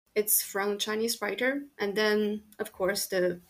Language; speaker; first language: English; non-native, fluent; Chinese